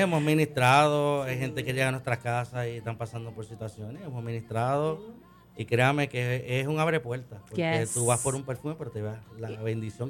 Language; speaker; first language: Spanish; native; Spanish